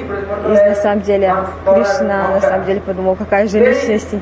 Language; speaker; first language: Russian; non-native, fluent; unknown